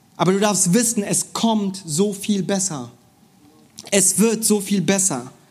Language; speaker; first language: German; non-native, fluent; Korean